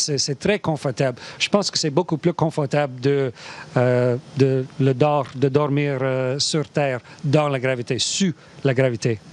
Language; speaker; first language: French; non-native, learner; English